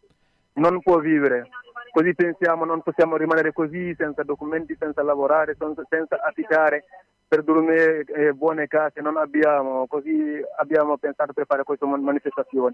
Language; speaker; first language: Italian; non-native, learner; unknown